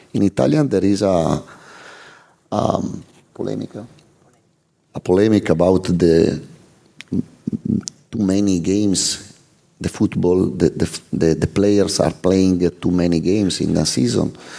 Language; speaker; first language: English; non-native, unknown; Italian